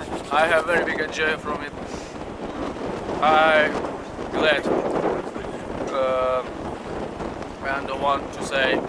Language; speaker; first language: English; non-native, learner; Russian